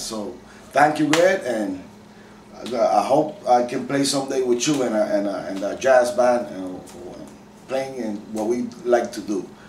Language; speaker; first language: English; non-native, local second language; Spanish